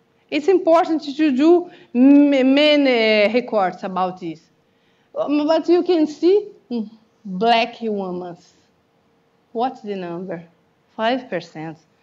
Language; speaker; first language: English; non-native, learner; Portuguese